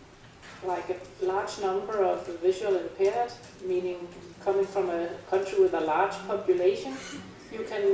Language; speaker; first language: English; non-native, fluent; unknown